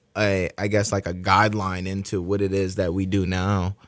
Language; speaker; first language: English; native; English